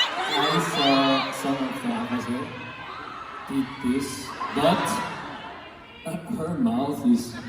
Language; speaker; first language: English; non-native, learner; Korean